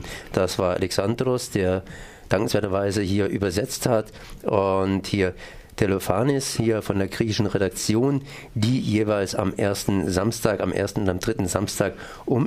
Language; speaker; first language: German; native; German